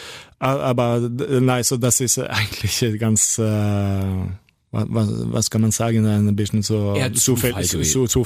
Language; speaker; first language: German; non-native, learner; Norwegian